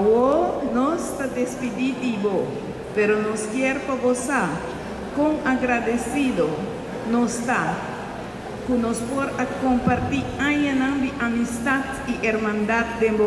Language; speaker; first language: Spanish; non-native, local second language; Papiamento